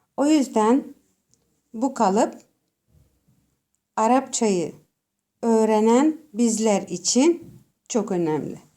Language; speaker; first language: Turkish; native; Turkish